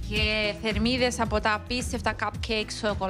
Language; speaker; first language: Greek; native; Greek